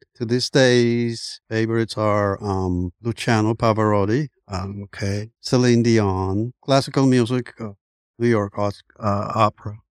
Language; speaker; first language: English; non-native, fluent; Spanish